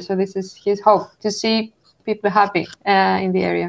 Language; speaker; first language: English; non-native, fluent; Greek